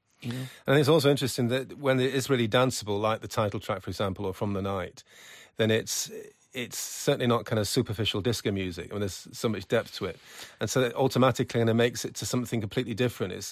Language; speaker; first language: English; native; English